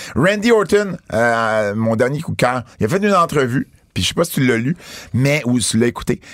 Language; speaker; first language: French; native; French